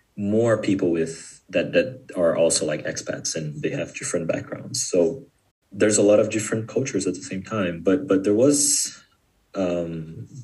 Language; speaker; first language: English; non-native, fluent; Portuguese